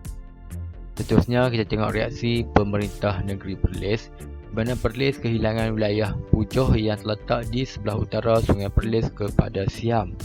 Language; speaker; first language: Malay; native; Malay